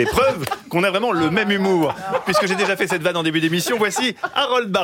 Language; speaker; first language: French; native; French